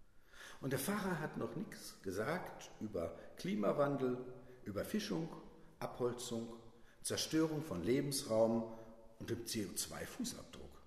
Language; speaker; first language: German; native; German